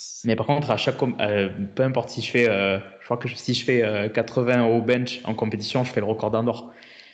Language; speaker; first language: French; native; French